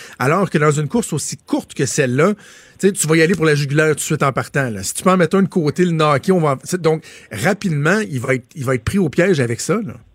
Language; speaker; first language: French; native; French